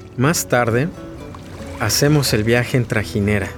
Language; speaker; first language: Spanish; native; Spanish